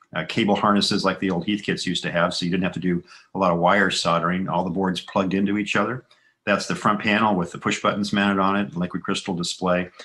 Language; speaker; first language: English; native; English